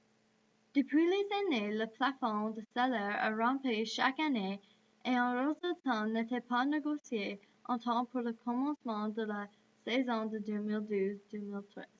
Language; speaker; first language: French; non-native, learner; English